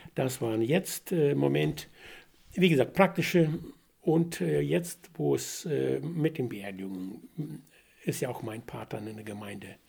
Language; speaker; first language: German; non-native, fluent; Russian